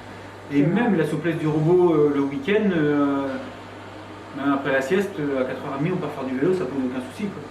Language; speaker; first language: French; native; French